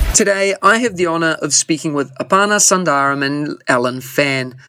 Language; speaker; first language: English; native; English